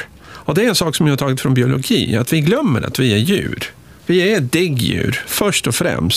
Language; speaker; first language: Swedish; non-native, fluent; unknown